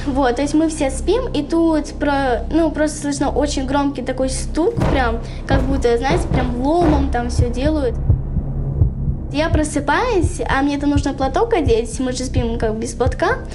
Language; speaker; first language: Russian; native; Russian